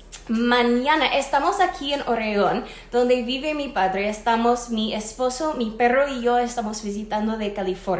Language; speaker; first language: Spanish; non-native, fluent; English